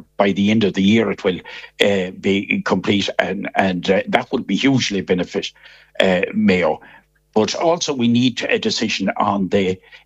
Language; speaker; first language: English; native; English